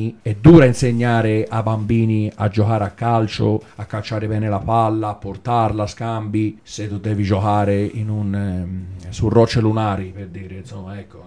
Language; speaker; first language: Italian; native; Italian